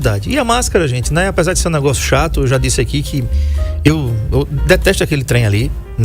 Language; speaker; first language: Portuguese; native; Portuguese